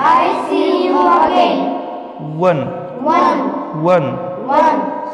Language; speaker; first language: English; non-native, learner; Marathi